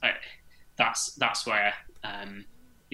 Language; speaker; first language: English; native; English